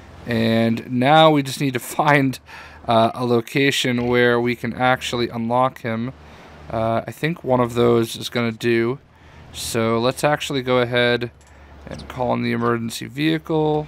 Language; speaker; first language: English; native; English